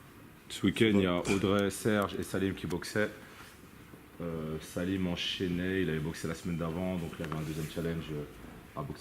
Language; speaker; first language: French; native; French